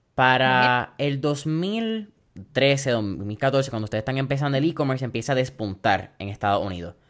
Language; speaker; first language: Spanish; early bilingual, heritage; Spanish